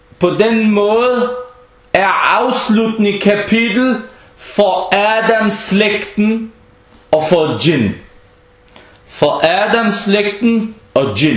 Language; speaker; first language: Danish; non-native, fluent; Arabic